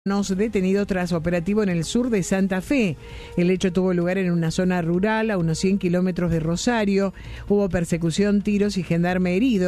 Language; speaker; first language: Spanish; native; Spanish